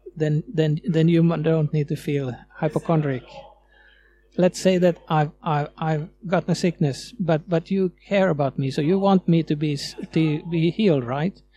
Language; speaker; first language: English; non-native, fluent; Swedish